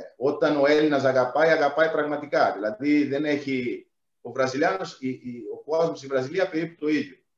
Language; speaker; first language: Greek; non-native, fluent; Portuguese